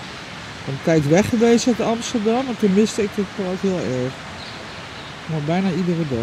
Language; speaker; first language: Dutch; native; Dutch